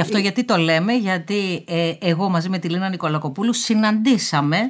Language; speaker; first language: Greek; native; Greek